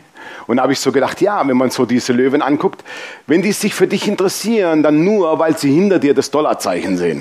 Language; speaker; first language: German; native; German